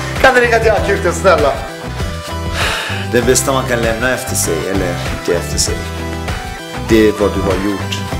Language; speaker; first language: Swedish; early bilingual, other home language; Persian